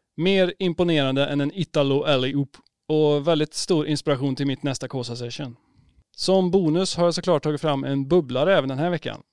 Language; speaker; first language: Swedish; native; Swedish